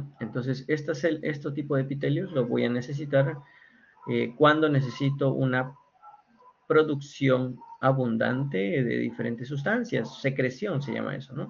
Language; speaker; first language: Spanish; native; Spanish